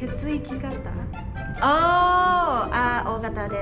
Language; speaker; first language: Japanese; non-native, learner; Cantonese